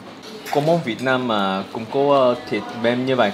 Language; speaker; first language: Vietnamese; non-native, fluent; Korean